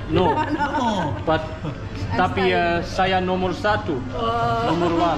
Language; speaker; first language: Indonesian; non-native, learner; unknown